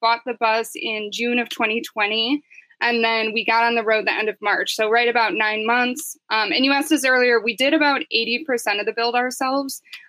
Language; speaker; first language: English; native; English